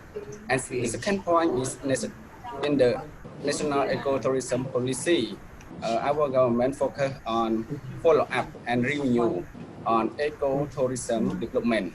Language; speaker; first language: English; non-native, learner; Khmer